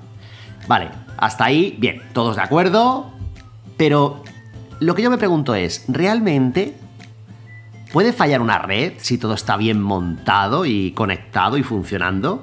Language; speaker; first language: Spanish; native; Spanish